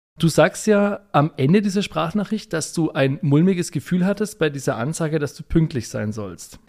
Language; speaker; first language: German; native; German